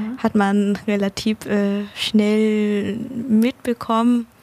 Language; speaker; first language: German; non-native, learner; Vietnamese